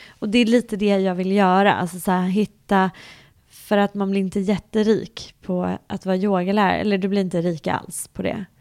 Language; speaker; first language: Swedish; early bilingual, other home language; English